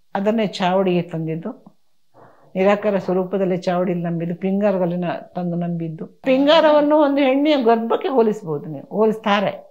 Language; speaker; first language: Kannada; non-native, local second language; Tulu